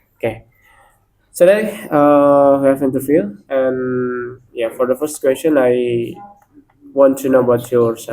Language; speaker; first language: English; non-native, learner; Indonesian